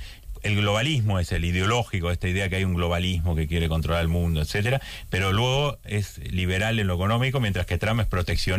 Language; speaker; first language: Spanish; native; Spanish